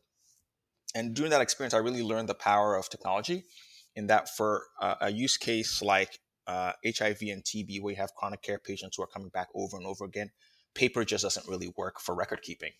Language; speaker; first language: English; non-native, local second language; Akan